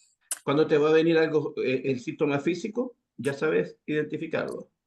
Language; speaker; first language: Spanish; native; Spanish